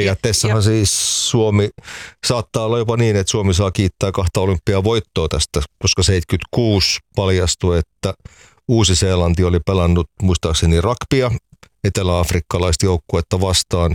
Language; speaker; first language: Finnish; native; Finnish